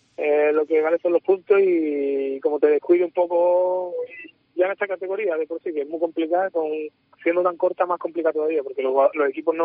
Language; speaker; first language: Spanish; native; Spanish